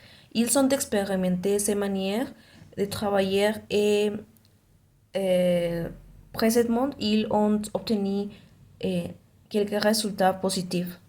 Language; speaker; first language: French; non-native, learner; Spanish